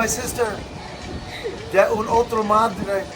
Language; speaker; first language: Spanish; non-native, learner; English